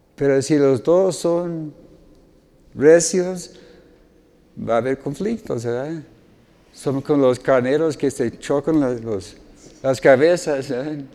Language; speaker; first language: Spanish; non-native, fluent; English